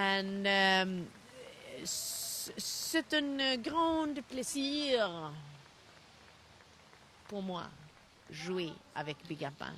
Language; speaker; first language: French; non-native, learner; Swedish